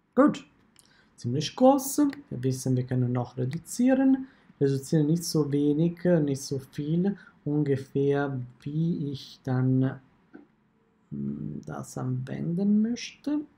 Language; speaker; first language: German; non-native, fluent; Italian